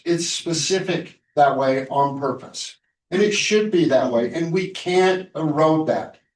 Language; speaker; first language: English; native; English